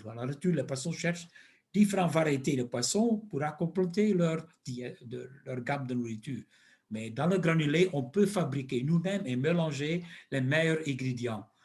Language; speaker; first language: French; non-native, local second language; Dutch